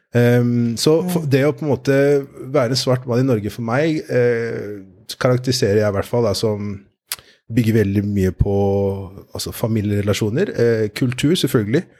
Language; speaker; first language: Norwegian; native; Norwegian